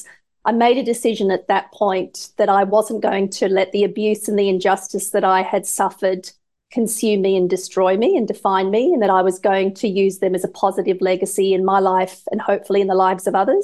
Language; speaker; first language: English; native; English